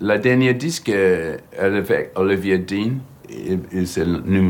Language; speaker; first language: French; non-native, fluent; English